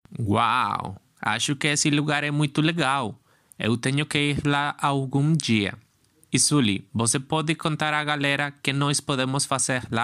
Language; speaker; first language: Portuguese; non-native, learner; Spanish